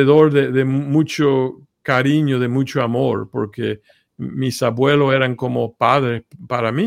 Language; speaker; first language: Spanish; early bilingual, heritage; Spanish